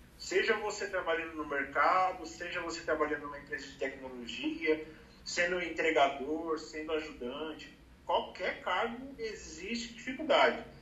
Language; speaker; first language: Portuguese; native; Portuguese